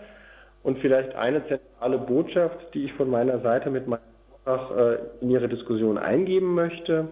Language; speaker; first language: German; native; German